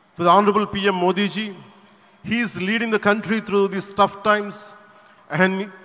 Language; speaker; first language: English; non-native, local second language; Telugu